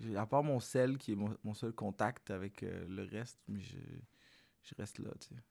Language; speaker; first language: French; early bilingual, other home language; Arabic